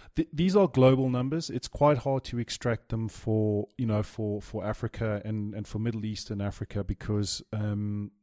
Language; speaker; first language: English; native; English